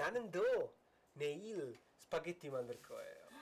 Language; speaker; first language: Korean; non-native, learner; Italian